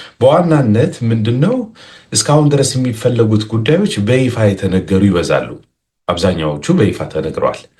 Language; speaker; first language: Amharic; non-native, local second language; Tigrinya